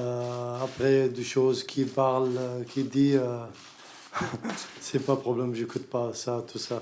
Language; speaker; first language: French; non-native, learner; Arabic